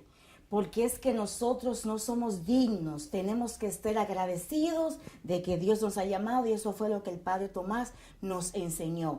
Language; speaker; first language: Spanish; native; Spanish